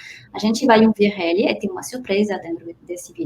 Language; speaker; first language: Portuguese; non-native, fluent; French